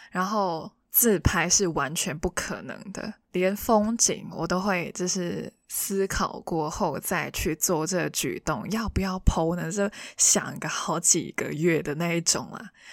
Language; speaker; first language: Chinese; non-native, local second language; Cantonese